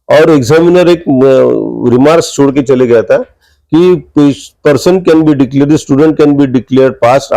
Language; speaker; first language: Hindi; non-native, local second language; Marathi